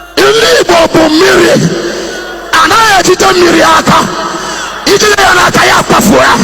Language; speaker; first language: Igbo; non-native, local second language; Bini